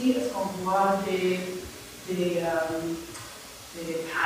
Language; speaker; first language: French; non-native, learner; English